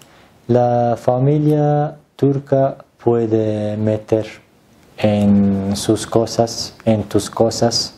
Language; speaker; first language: Spanish; non-native, learner; Turkish